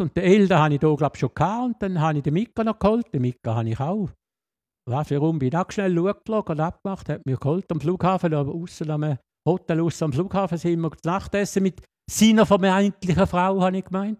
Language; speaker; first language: German; native; German